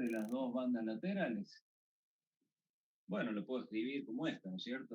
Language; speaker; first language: Spanish; native; Spanish